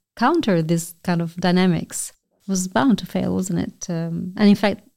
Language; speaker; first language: English; non-native, fluent; Albanian